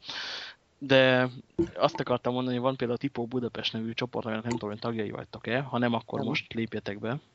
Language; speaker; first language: Hungarian; native; Hungarian